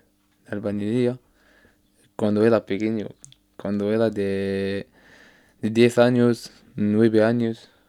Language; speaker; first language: Spanish; non-native, learner; Arabic